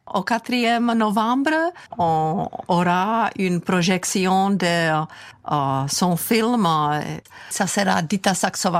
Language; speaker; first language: French; non-native, fluent; Czech